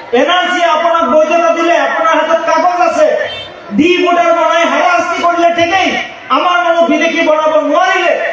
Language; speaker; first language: Assamese; non-native, local second language; Bangla